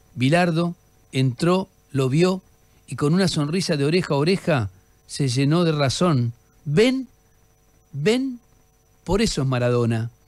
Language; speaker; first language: Spanish; native; Spanish